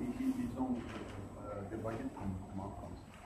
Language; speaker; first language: French; non-native, fluent; Russian